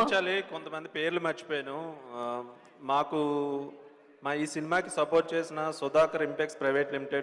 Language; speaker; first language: Telugu; native; Telugu